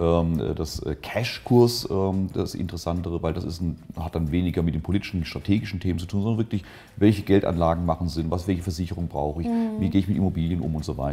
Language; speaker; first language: German; native; German